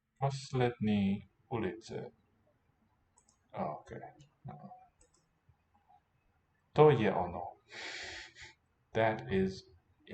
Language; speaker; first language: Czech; non-native, learner; English